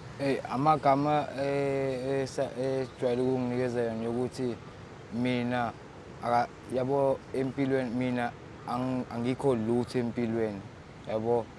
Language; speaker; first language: Zulu; native; Zulu